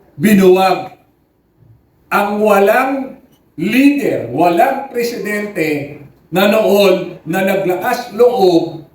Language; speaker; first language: Filipino; native; Filipino